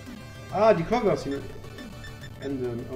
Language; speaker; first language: German; non-native, learner; French